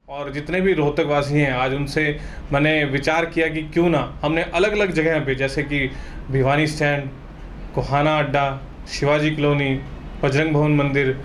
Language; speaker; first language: Hindi; native; Hindi